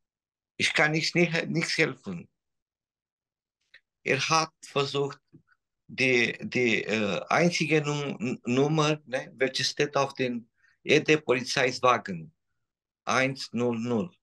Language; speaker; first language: German; non-native, learner; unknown